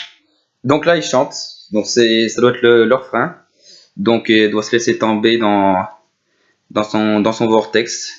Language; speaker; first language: French; native; French